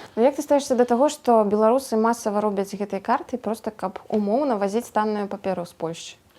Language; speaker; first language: Belarusian; non-native, local second language; Russian